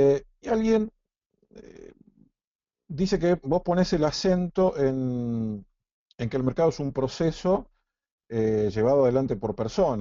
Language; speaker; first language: Spanish; native; Spanish